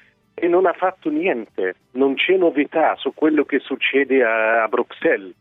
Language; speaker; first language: Italian; non-native, fluent; Arabic